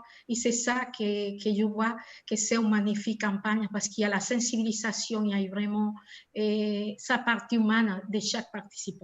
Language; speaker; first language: French; non-native, fluent; Spanish